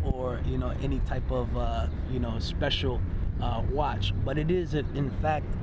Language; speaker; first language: English; native; English